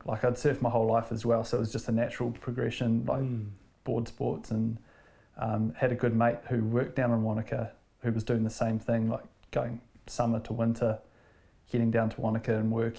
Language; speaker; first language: English; native; English